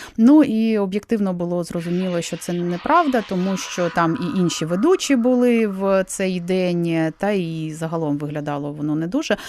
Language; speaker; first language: Ukrainian; native; Ukrainian